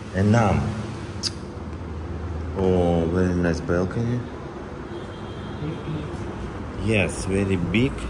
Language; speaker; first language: English; non-native, learner; Russian